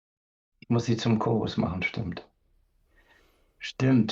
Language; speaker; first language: German; native; German